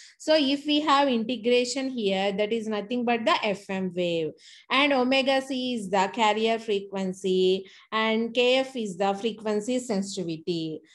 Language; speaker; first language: English; non-native, local second language; Telugu